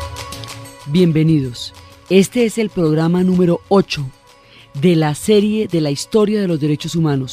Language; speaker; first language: Spanish; native; Spanish